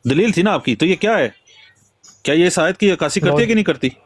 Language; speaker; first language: Hindi; non-native, local second language; Punjabi